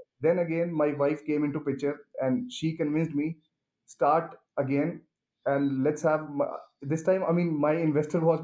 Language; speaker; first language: English; non-native, local second language; Hindi